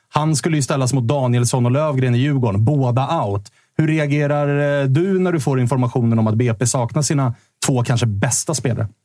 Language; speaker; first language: Swedish; native; Swedish